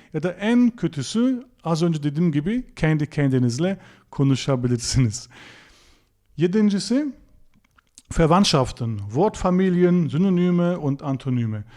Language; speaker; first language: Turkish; non-native, fluent; German